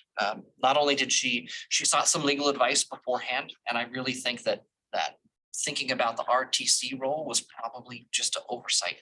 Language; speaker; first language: English; native; English